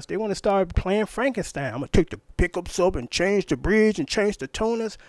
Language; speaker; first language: English; native; English